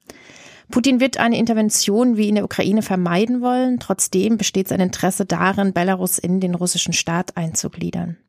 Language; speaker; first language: German; native; German